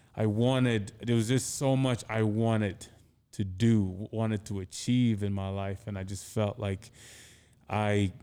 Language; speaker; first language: English; non-native, local second language; Igbo